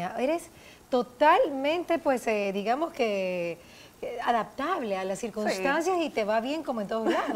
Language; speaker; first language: Spanish; native; Spanish